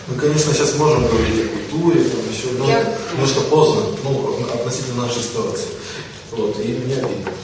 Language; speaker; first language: Russian; native; Russian